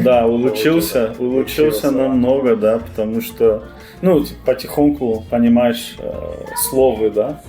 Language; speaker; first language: Russian; non-native, fluent; Portuguese